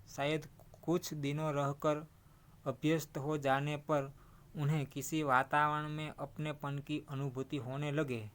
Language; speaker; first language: Hindi; non-native, local second language; Gujarati